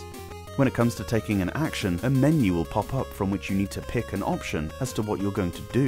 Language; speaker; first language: English; native; English